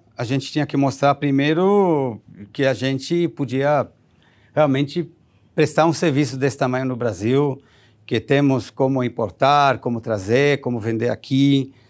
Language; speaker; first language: Portuguese; non-native, fluent; Hebrew